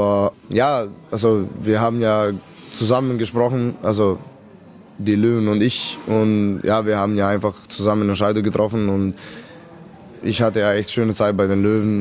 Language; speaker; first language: German; non-native, fluent; Serbian